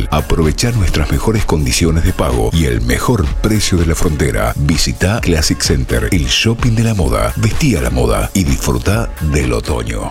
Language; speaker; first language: Spanish; native; Spanish